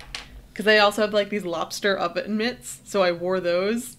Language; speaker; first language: English; native; English